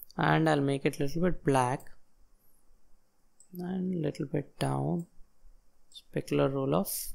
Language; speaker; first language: English; non-native, local second language; Telugu